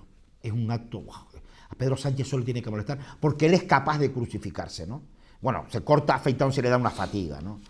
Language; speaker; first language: Spanish; native; Spanish